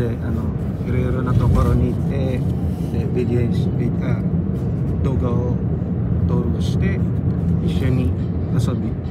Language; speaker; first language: Japanese; non-native, learner; Filipino